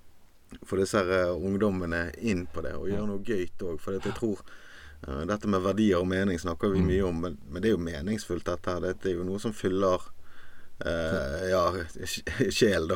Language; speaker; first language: Norwegian; native; Norwegian